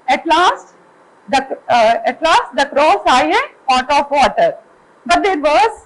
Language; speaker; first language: English; non-native, local second language; Telugu